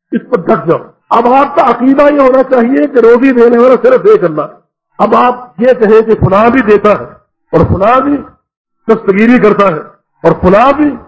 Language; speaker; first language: Urdu; native; Urdu